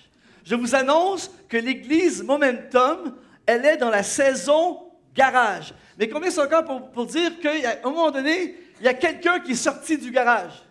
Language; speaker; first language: French; native; French